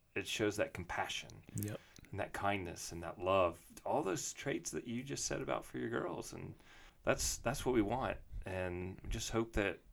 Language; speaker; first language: English; native; English